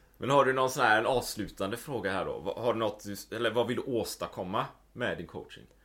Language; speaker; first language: Swedish; native; Swedish